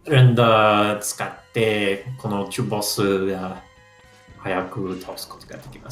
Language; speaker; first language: Japanese; non-native, learner; English